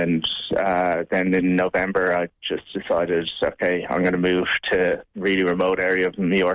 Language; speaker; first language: English; native; English